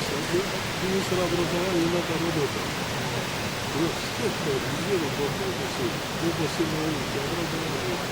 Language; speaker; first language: Russian; non-native, local second language; Kyrgyz